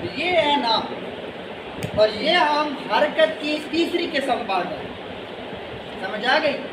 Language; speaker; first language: Urdu; native; Urdu